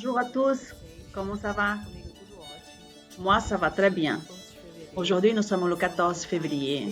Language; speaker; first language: French; non-native, fluent; Portuguese